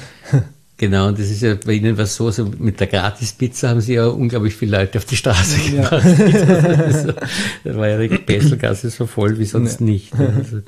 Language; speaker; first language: German; native; German